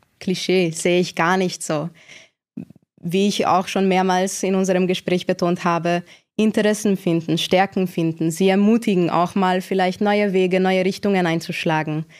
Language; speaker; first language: German; non-native, fluent; Hungarian